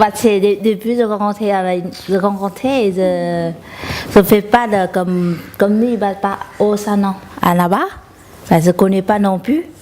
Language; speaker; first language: French; non-native, learner; Vietnamese